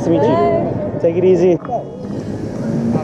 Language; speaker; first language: English; early bilingual, other home language; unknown